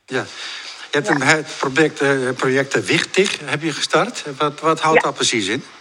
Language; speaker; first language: Dutch; non-native, local second language; Western Frisian